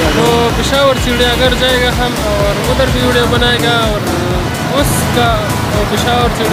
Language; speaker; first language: Hindi; non-native, local second language; Pashto